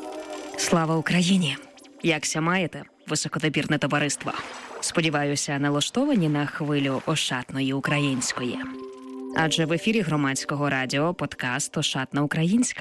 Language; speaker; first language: Ukrainian; native; Ukrainian